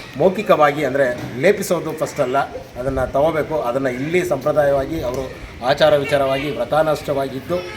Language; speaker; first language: Kannada; native; Kannada